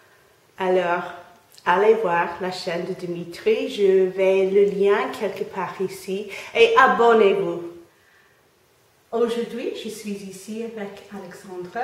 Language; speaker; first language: French; non-native, fluent; English